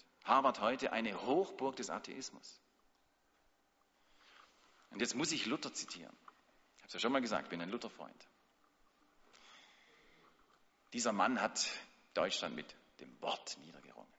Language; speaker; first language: German; native; German